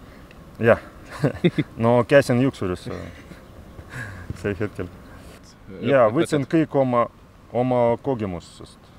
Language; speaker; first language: Estonian; non-native, local second language; Russian